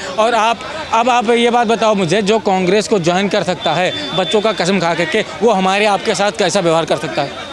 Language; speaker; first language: Hindi; native; Hindi